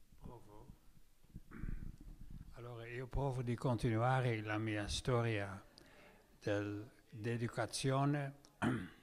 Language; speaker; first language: Italian; non-native, learner; Dutch